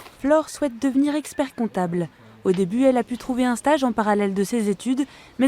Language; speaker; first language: French; native; French